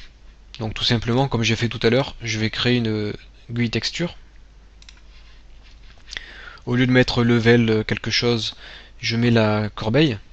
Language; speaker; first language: French; native; French